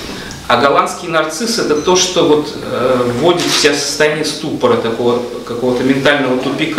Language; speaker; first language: Russian; native; Russian